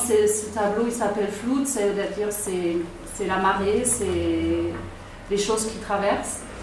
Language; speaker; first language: French; non-native, fluent; German